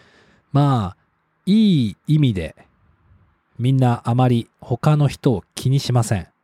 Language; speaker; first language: Japanese; non-native, fluent; English